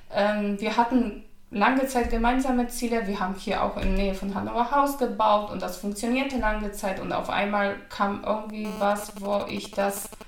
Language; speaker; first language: German; non-native, fluent; Polish